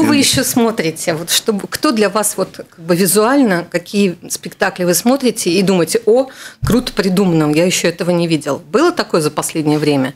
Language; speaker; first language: Russian; native; Russian